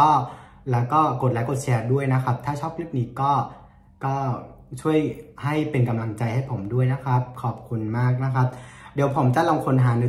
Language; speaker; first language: Thai; non-native, fluent; Vietnamese